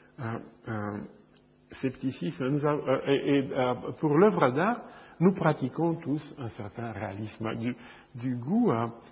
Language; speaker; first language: French; non-native, fluent; Romanian